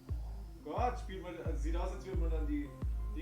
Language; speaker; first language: German; native; German